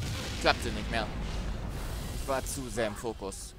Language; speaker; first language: German; native; German